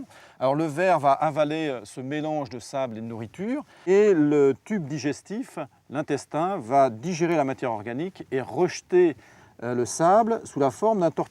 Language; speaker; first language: French; native; French